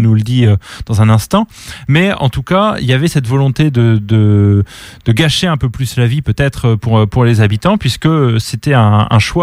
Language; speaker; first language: French; native; French